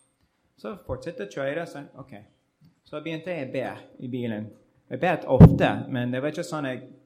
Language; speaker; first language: Norwegian; non-native, learner; English